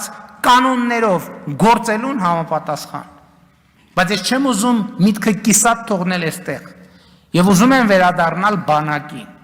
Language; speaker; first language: Armenian; native; Armenian